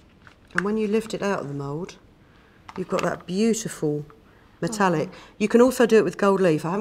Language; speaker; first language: English; native; English